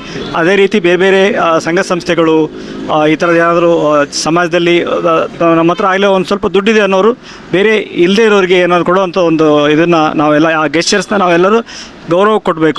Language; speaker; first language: Kannada; native; Kannada